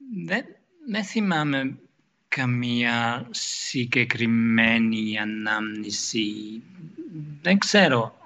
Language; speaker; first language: Greek; non-native, fluent; German